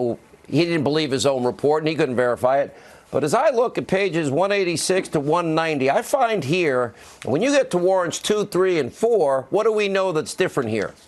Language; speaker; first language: English; native; English